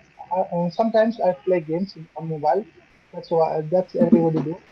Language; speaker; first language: English; non-native, learner; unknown